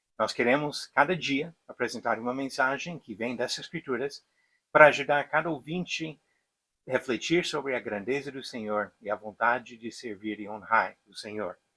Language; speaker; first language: Portuguese; non-native, fluent; English